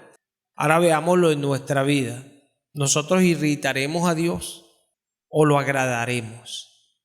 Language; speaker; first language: Spanish; native; Spanish